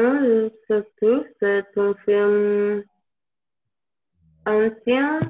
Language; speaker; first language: French; non-native, learner; English